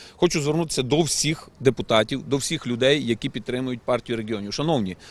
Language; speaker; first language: Ukrainian; native; Ukrainian